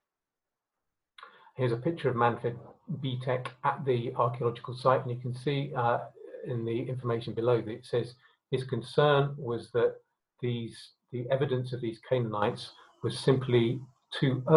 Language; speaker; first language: English; native; English